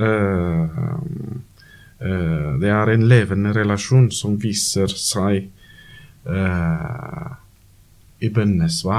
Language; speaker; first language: Norwegian; non-native, learner; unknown